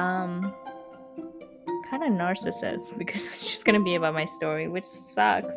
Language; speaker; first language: English; early bilingual, other home language; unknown